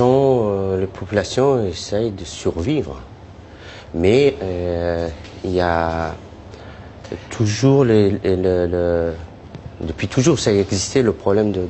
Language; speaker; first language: French; non-native, fluent; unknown